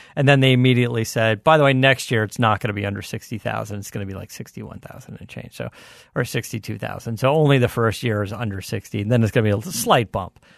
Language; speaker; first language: English; native; English